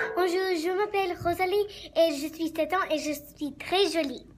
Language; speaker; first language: French; non-native, learner; English